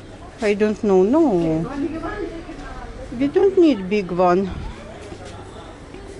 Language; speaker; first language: English; non-native, learner; Russian